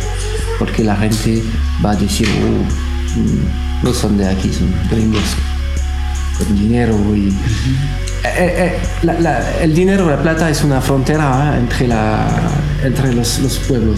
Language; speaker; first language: Spanish; non-native, fluent; French